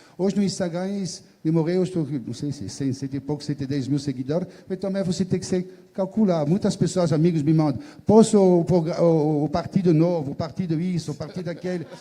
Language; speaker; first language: Portuguese; non-native, fluent; French